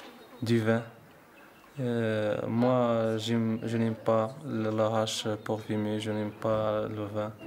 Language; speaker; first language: French; non-native, local second language; Arabic